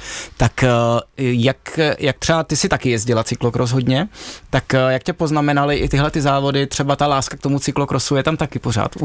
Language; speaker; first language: Czech; native; Czech